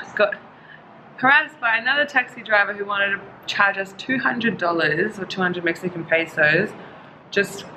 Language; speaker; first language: English; native; English